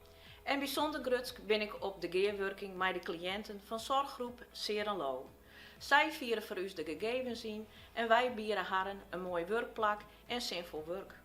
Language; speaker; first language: Dutch; non-native, local second language; Western Frisian